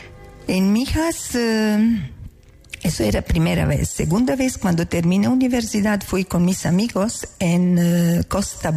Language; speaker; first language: Spanish; non-native, learner; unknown